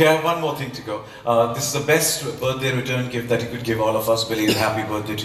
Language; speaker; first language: English; non-native, local second language; Hindi